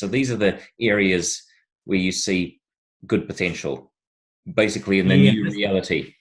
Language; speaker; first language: English; non-native, fluent; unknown